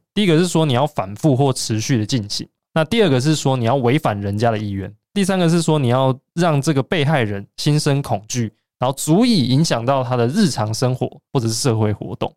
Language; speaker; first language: Chinese; native; Chinese